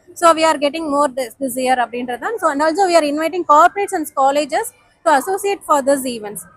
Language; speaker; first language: English; non-native, local second language; Tamil